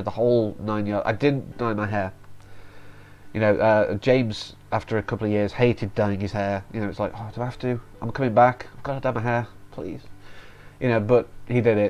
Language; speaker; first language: English; native; English